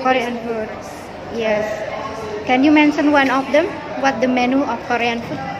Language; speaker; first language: English; non-native, learner; Indonesian